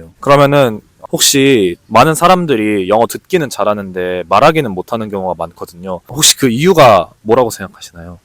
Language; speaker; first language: Korean; native; Korean